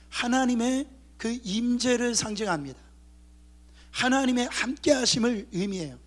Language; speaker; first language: Korean; native; Korean